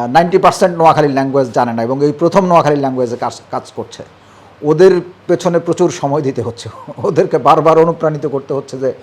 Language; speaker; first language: Bangla; native; Bangla